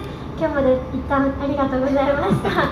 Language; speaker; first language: Japanese; native; Japanese